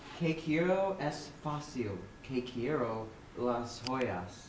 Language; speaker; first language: Spanish; non-native, learner; English